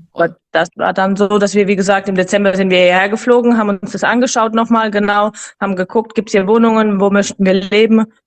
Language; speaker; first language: German; native; German